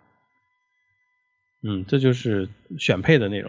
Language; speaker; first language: Chinese; native; Chinese